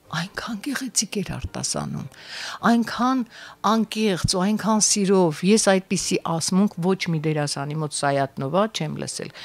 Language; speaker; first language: Armenian; native; Armenian